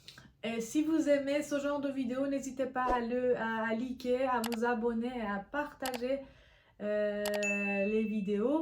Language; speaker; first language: French; non-native, fluent; Persian